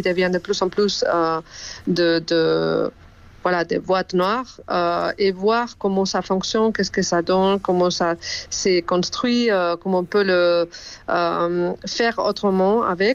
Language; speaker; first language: French; non-native, fluent; Spanish